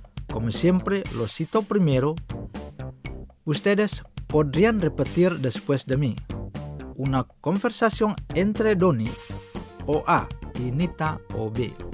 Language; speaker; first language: Spanish; non-native, fluent; Indonesian